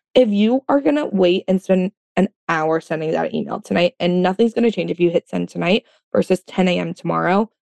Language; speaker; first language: English; native; English